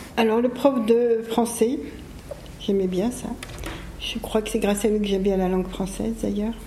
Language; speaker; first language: French; early bilingual, other home language; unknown